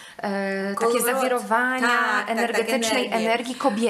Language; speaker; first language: Polish; native; Polish